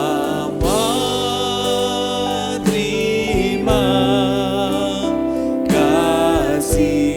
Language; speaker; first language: Indonesian; native; Indonesian